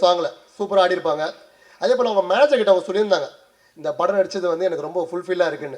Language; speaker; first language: Tamil; native; Tamil